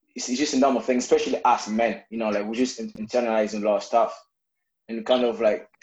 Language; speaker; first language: English; non-native, fluent; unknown